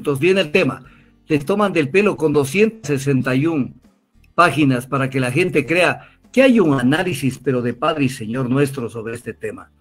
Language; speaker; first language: Spanish; native; Spanish